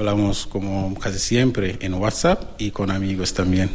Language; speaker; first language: Spanish; non-native, learner; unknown